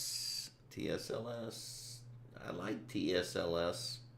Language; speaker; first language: English; native; English